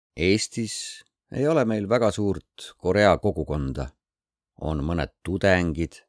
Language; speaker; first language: Estonian; non-native, fluent; Korean